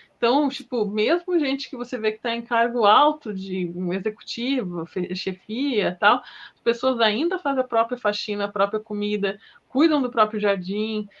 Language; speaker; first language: Portuguese; native; Portuguese